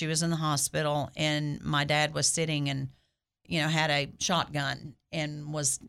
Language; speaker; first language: English; native; English